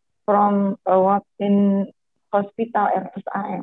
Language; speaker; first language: English; non-native, learner; Indonesian